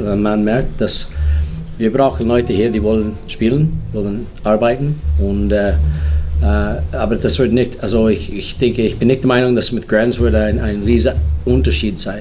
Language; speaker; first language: German; non-native, learner; English